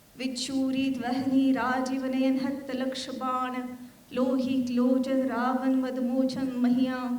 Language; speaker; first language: Hindi; non-native, fluent; Armenian